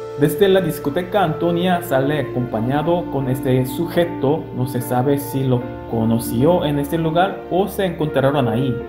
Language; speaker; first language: Spanish; non-native, fluent; Korean